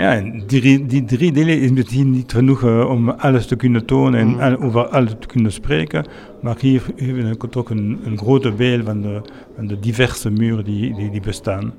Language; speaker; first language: Dutch; non-native, local second language; French